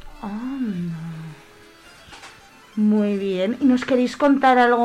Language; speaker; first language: Spanish; native; Spanish